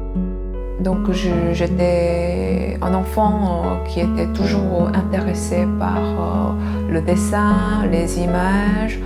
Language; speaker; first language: French; non-native, fluent; Korean